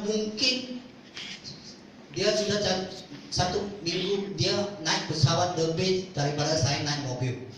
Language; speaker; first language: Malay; non-native, local second language; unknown